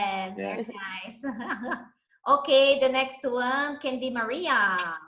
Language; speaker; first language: English; non-native, fluent; Portuguese